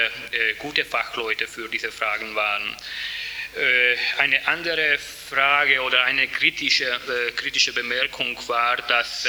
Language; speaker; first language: German; non-native, fluent; Hungarian